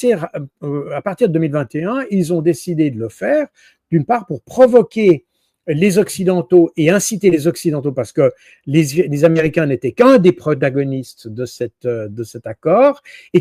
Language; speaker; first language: French; native; French